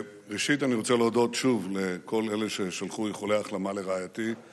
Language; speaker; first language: Hebrew; native; Hebrew